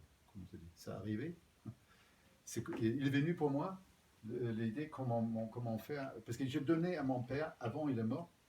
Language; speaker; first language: French; non-native, fluent; Danish